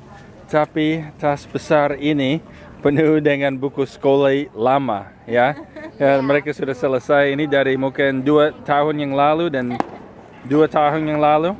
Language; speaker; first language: Indonesian; non-native, fluent; English